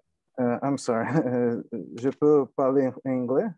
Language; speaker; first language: French; non-native, learner; Portuguese